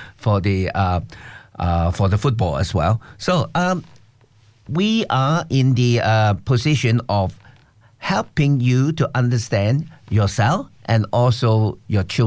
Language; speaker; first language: English; non-native, local second language; Cantonese